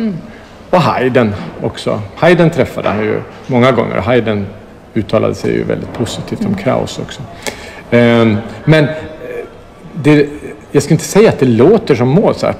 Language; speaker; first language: Swedish; native; Swedish